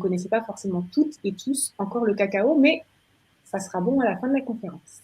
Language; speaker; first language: French; native; French